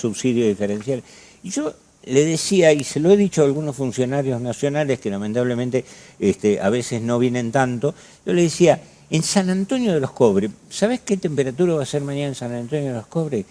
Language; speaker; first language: Spanish; native; Spanish